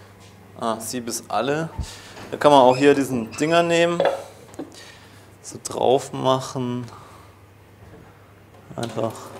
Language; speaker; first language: German; native; German